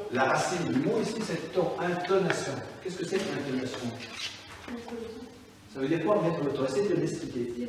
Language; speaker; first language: French; native; French